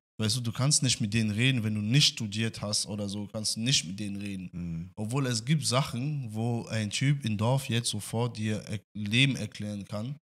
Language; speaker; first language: German; non-native, fluent; French